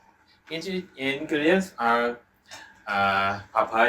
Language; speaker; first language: English; non-native, learner; Thai